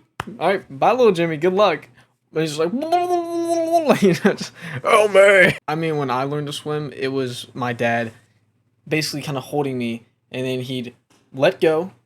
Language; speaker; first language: English; native; English